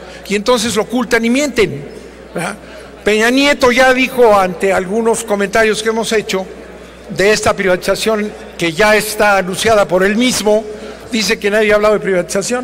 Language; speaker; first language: Spanish; native; Spanish